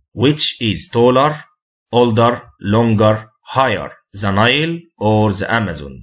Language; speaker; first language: English; non-native, fluent; Arabic